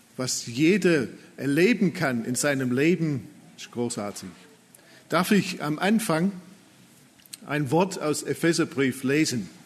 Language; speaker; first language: German; non-native, fluent; English